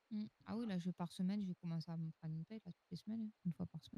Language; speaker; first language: French; native; French